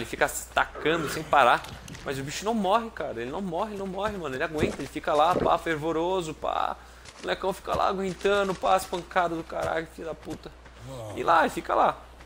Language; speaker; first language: Portuguese; native; Portuguese